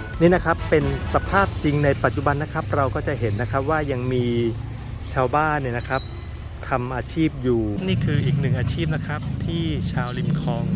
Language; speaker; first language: Thai; native; Thai